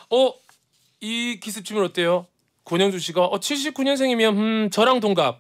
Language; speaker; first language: Korean; native; Korean